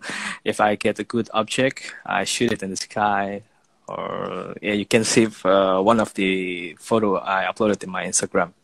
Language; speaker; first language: English; non-native, fluent; Indonesian